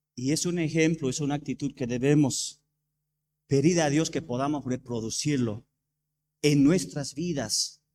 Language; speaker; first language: Spanish; non-native, fluent; English